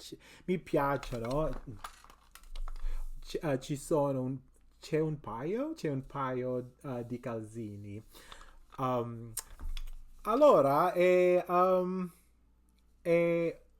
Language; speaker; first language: Italian; non-native, learner; English